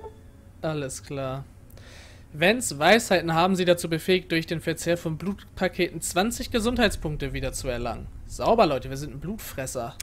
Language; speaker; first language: German; native; German